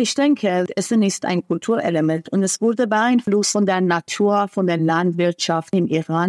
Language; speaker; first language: German; non-native, fluent; Persian